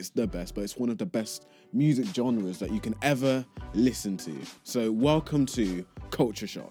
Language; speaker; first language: English; native; English